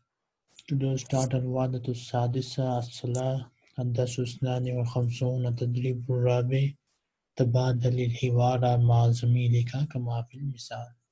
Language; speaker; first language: Arabic; non-native, fluent; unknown